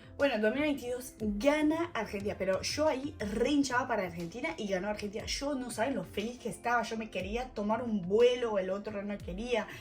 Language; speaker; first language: Spanish; non-native, fluent; French